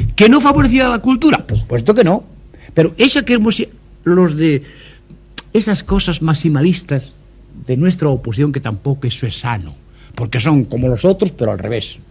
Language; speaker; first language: Spanish; non-native, local second language; Galician